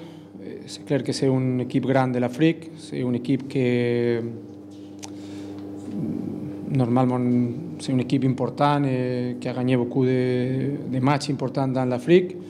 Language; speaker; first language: French; non-native, learner; Spanish